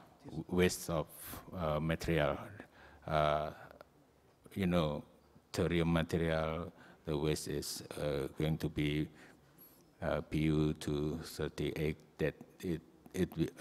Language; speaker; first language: English; non-native, learner; Indonesian